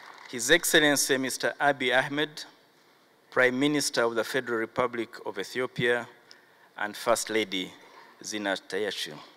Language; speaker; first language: English; non-native, local second language; Kinyarwanda